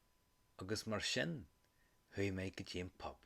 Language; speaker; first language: Irish; non-native, local second language; English